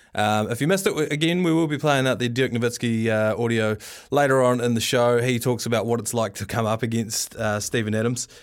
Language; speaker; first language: English; native; English